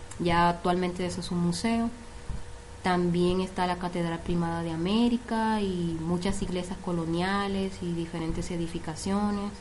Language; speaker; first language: Spanish; native; Spanish